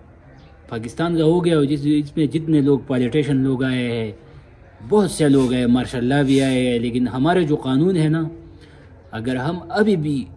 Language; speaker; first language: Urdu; non-native, local second language; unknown